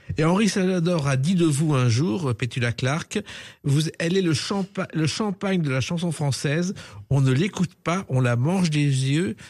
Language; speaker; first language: French; native; French